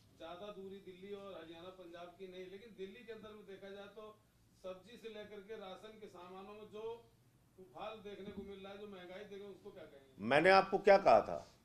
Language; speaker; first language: Hindi; native; Hindi